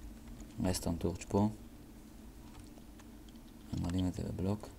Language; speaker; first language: Hebrew; native; Hebrew